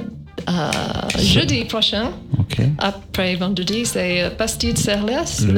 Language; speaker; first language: French; non-native, learner; English